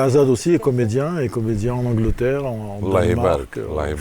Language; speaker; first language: French; non-native, local second language; Arabic